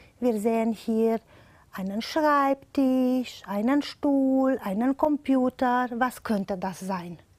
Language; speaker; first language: German; non-native, fluent; Romanian